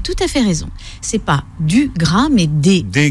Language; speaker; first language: French; native; French